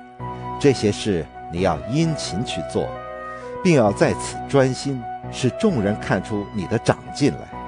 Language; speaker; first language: Chinese; native; Chinese